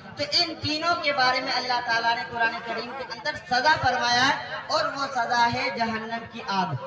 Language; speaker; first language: Urdu; non-native, local second language; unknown